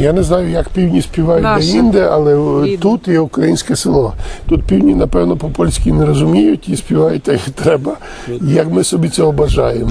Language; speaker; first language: Ukrainian; early bilingual, heritage; Ukrainian